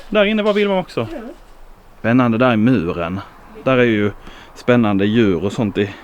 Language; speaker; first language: Swedish; native; Swedish